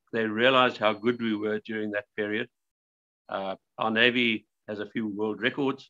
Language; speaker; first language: English; native; English